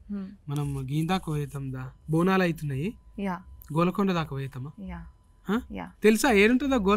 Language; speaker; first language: Telugu; native; Telugu